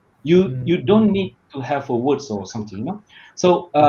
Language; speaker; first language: English; non-native, learner; Malay